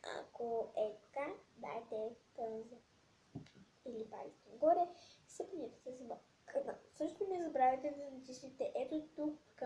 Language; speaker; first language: Bulgarian; native; Bulgarian